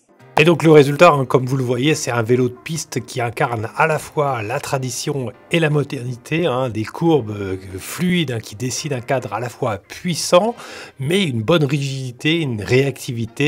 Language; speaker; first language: French; native; French